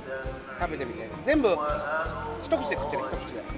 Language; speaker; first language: Indonesian; non-native, fluent; Japanese